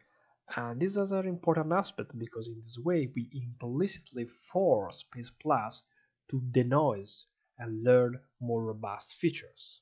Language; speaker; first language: English; non-native, fluent; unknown